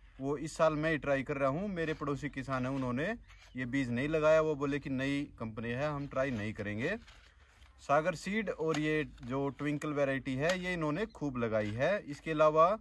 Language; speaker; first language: Hindi; native; Hindi